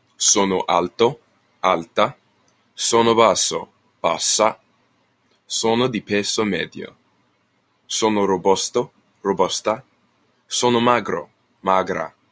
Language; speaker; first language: Italian; non-native, learner; English